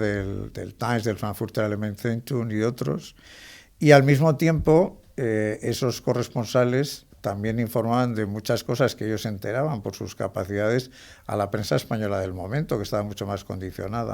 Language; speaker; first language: Spanish; native; Spanish